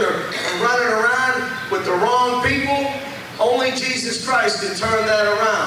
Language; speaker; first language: English; native; English